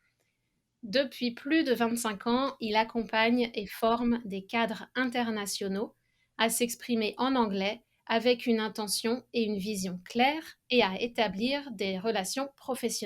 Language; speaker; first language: French; native; French